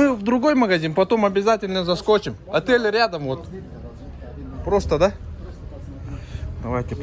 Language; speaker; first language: Russian; non-native, local second language; Yakut